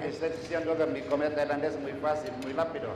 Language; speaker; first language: Spanish; non-native, learner; Thai